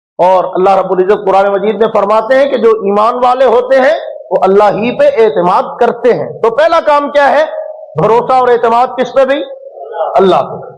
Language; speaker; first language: Urdu; non-native, local second language; Punjabi